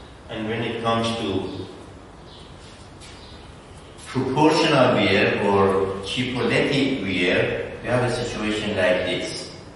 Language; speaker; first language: English; non-native, fluent; Persian